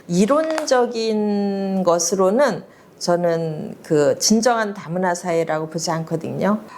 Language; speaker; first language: Korean; native; Korean